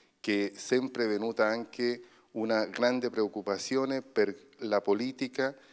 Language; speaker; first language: Italian; non-native, fluent; Spanish